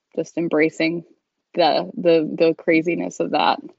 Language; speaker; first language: English; native; English